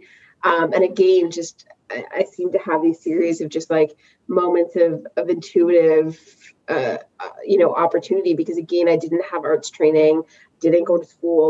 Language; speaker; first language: English; native; English